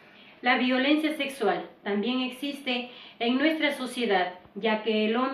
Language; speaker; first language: Spanish; native; Spanish